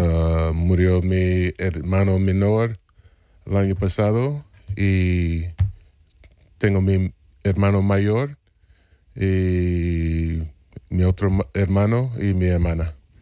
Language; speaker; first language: Spanish; non-native, fluent; English